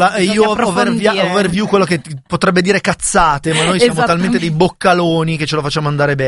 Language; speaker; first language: Italian; native; Italian